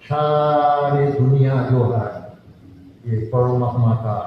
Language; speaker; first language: Hindi; non-native, local second language; Bangla